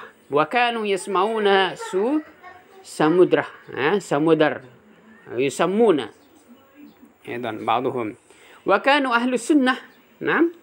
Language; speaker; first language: Arabic; non-native, fluent; Indonesian